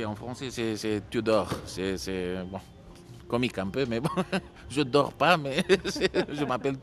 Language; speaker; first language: French; non-native, fluent; Romanian